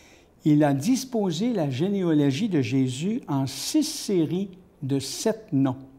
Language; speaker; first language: French; native; French